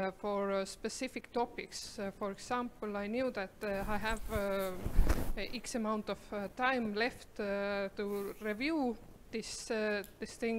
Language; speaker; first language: English; non-native, fluent; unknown